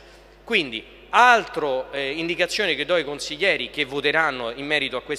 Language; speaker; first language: Italian; native; Italian